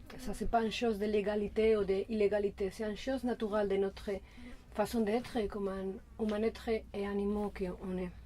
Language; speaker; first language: French; non-native, fluent; Spanish